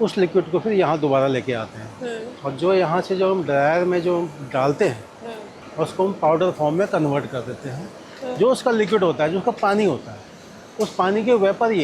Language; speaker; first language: Hindi; native; Hindi